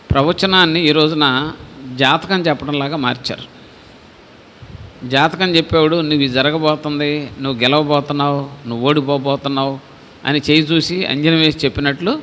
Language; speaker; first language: Telugu; native; Telugu